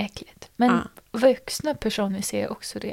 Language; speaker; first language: Swedish; non-native, fluent; English